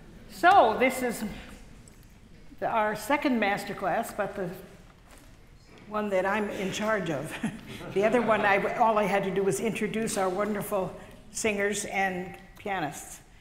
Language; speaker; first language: English; native; English